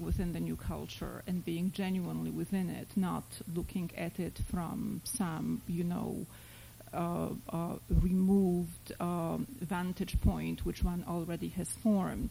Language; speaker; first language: English; non-native, fluent; Polish